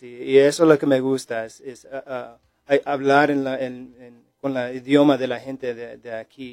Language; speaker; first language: Spanish; early bilingual, heritage; English